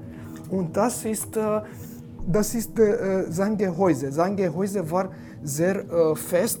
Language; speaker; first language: German; non-native, fluent; Romanian